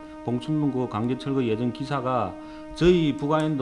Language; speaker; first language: Korean; native; Korean